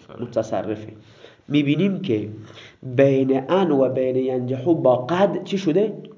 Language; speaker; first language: Persian; non-native, local second language; Baluchi